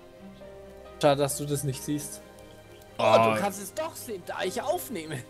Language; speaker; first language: German; native; German